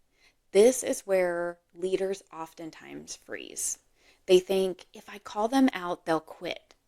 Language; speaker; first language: English; native; English